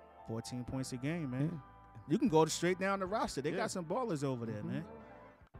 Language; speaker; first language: English; native; English